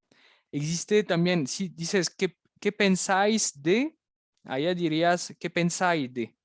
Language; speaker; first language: Spanish; non-native, fluent; French